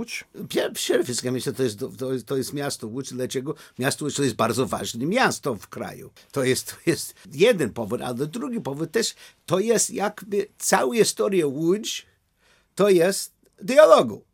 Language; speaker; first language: Polish; non-native, learner; English